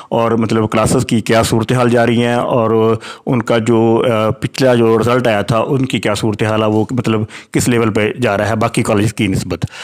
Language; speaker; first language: Urdu; non-native, local second language; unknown